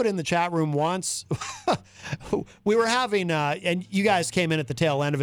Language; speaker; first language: English; native; English